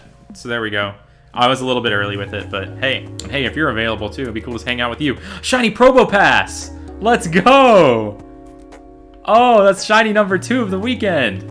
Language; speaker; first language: English; native; English